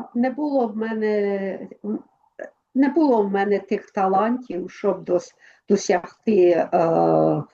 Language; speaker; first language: Ukrainian; early bilingual, other home language; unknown